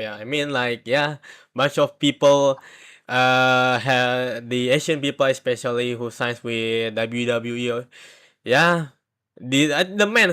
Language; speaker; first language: English; non-native, learner; Indonesian